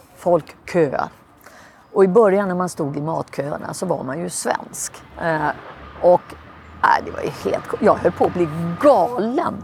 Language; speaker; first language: Swedish; native; Swedish